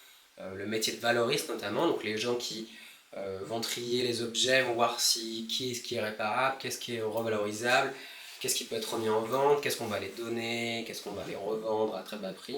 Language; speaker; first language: French; native; French